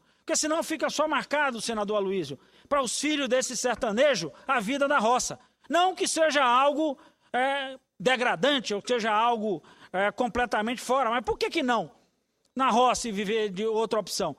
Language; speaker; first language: Portuguese; native; Portuguese